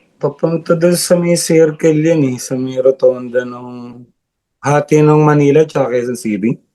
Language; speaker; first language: Filipino; non-native, local second language; Bikol